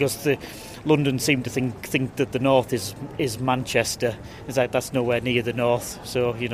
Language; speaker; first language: English; native; English